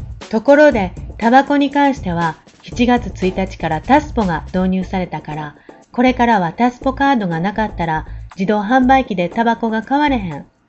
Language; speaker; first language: Japanese; native; Japanese